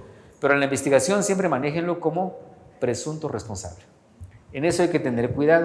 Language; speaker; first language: Spanish; native; Spanish